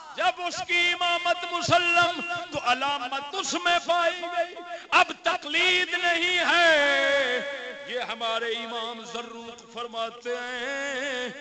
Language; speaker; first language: Urdu; non-native, local second language; Saraiki